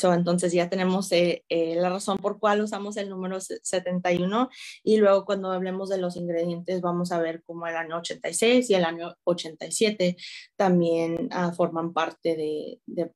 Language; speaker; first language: Spanish; early bilingual, heritage; Spanish